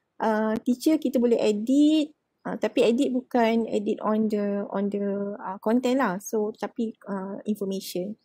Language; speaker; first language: Malay; native; Malay